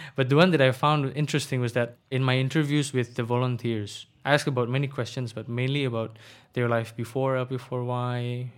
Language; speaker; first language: English; non-native, fluent; Indonesian